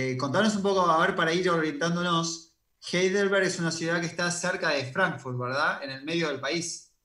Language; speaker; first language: Spanish; native; Spanish